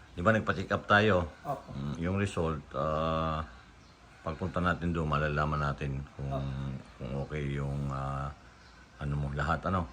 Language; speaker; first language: Filipino; native; Filipino